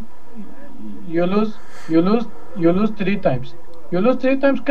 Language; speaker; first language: English; non-native, learner; Uzbek